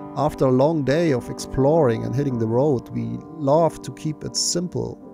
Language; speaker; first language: English; non-native, fluent; German